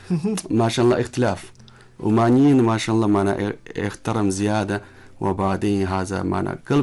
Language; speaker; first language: Arabic; non-native, learner; Chinese